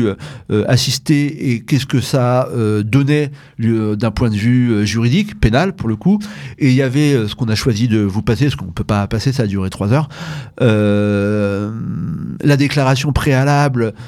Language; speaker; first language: French; native; French